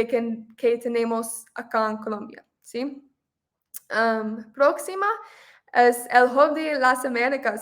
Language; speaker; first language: Spanish; non-native, fluent; English